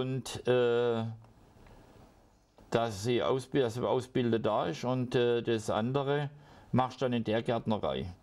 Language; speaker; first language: German; native; German